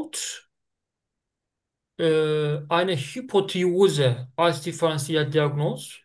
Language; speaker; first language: German; non-native, learner; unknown